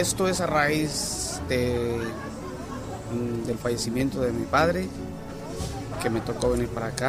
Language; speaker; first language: Spanish; native; Spanish